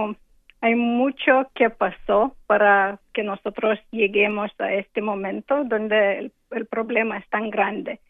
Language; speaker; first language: Spanish; non-native, fluent; English